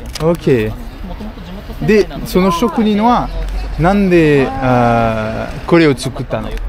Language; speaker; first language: Japanese; non-native, learner; French